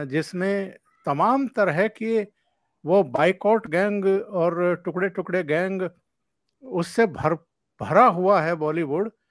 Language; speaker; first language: Hindi; native; Hindi